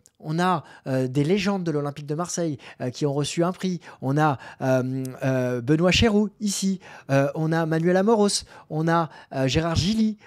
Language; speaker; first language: French; native; French